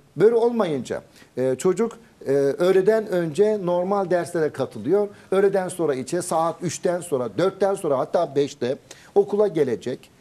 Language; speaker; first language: Turkish; native; Turkish